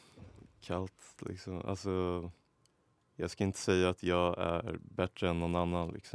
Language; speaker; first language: Swedish; native; Swedish